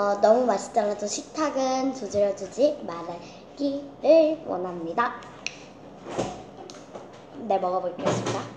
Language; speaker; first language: Korean; early bilingual, heritage; Korean